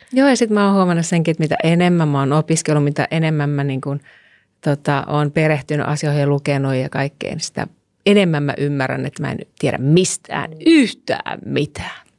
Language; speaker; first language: Finnish; native; Finnish